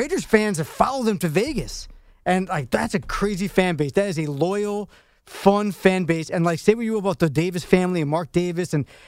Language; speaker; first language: English; native; English